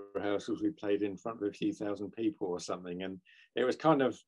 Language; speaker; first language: English; native; English